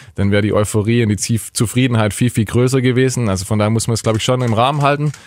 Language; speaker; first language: German; native; German